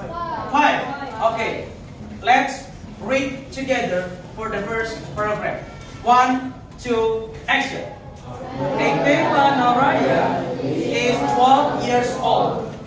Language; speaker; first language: English; non-native, learner; Indonesian